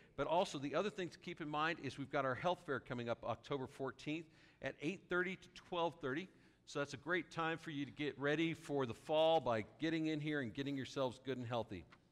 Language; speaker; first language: English; native; English